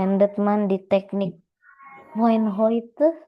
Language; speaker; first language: German; non-native, learner; Indonesian